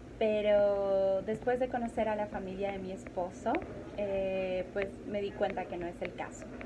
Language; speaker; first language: Spanish; native; Spanish